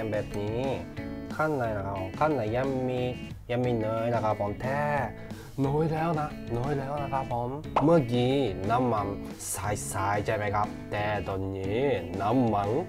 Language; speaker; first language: Thai; non-native, learner; Japanese